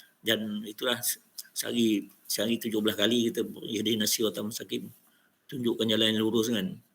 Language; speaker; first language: Malay; native; Malay